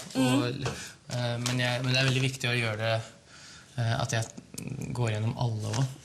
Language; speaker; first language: Norwegian; early bilingual, other home language; Russian